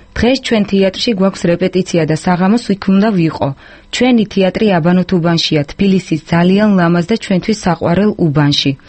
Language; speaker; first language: Georgian; non-native, local second language; Azerbaijani